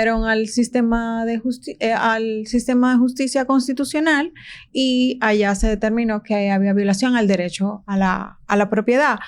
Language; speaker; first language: Spanish; native; Spanish